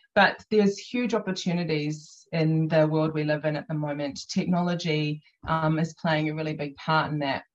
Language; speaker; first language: English; native; English